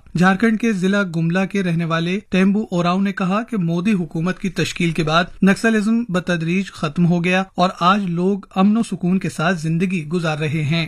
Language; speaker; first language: Urdu; native; Urdu